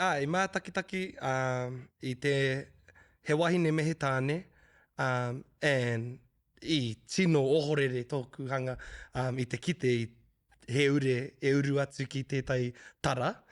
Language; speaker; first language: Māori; non-native, local second language; English